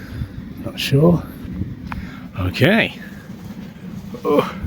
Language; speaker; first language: English; native; English